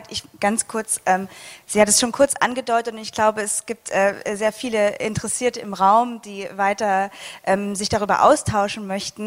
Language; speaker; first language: German; native; German